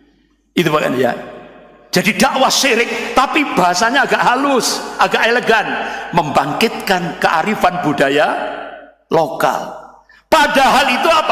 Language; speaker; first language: Indonesian; non-native, local second language; Javanese